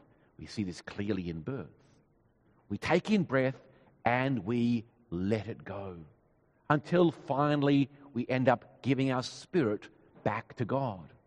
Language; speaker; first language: English; native; English